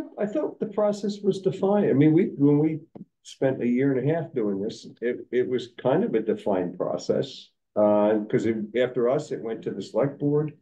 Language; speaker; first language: English; native; English